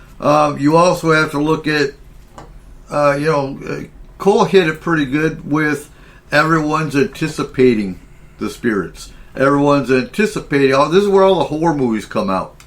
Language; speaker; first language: English; native; English